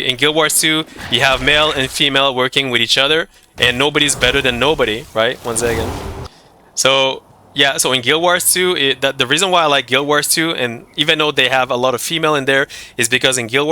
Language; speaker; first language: English; non-native, fluent; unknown